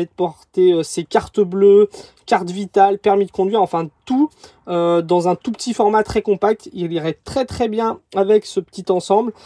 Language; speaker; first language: French; native; French